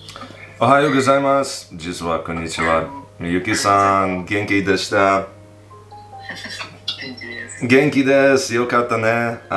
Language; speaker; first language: Japanese; non-native, learner; English